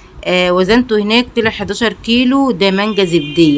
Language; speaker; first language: Arabic; native; Arabic